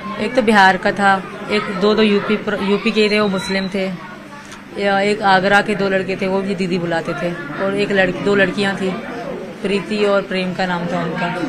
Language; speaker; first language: Urdu; non-native, local second language; Sindhi